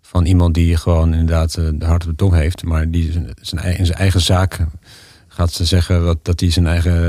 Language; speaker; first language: Dutch; native; Dutch